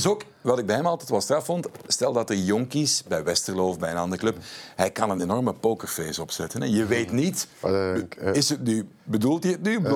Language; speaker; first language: Dutch; native; Dutch